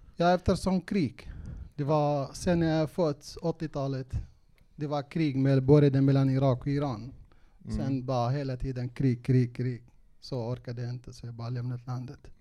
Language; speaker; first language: Swedish; non-native, local second language; Kurdish